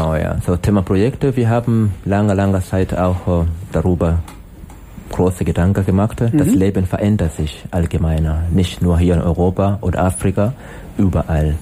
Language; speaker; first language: German; non-native, learner; Swahili